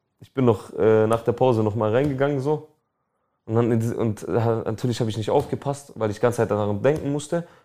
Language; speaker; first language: German; early bilingual, other home language; Albanian